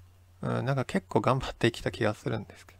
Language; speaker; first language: Japanese; native; Japanese